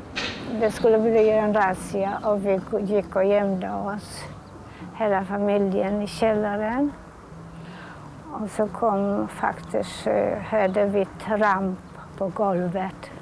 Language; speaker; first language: Swedish; non-native, fluent; Polish